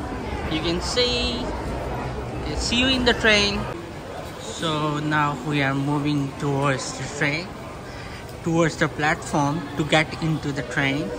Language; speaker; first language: English; non-native, local second language; Urdu